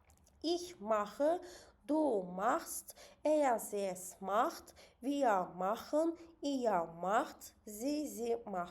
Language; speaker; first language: German; non-native, fluent; Azerbaijani